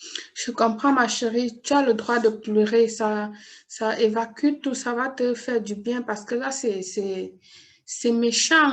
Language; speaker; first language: French; native; French